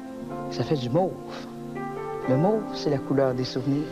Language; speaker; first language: French; native; French